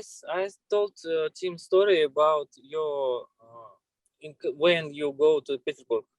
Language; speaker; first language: English; non-native, learner; Russian